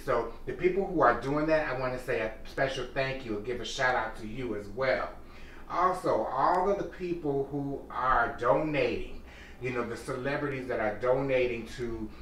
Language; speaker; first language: English; native; English